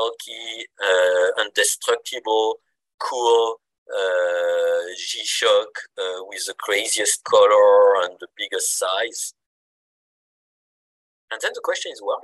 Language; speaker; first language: English; non-native, fluent; French